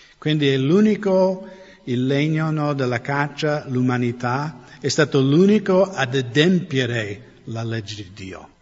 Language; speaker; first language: Italian; non-native, fluent; English